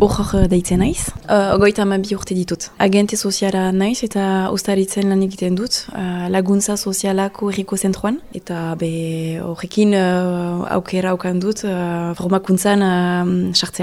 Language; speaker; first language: Basque; non-native, local second language; French